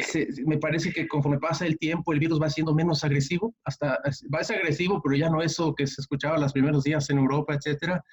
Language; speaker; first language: Spanish; native; Spanish